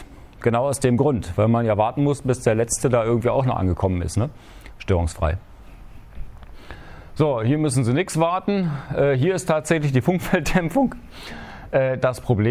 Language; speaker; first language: German; native; German